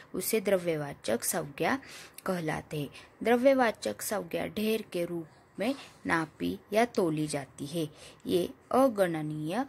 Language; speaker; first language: Hindi; non-native, local second language; Marathi